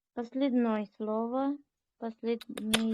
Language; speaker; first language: Russian; non-native, learner; Uzbek